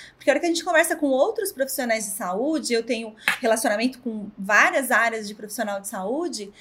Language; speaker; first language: Portuguese; native; Portuguese